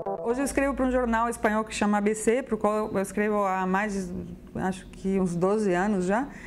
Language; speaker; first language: Portuguese; non-native, fluent; Spanish